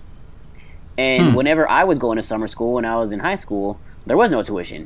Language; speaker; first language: English; native; English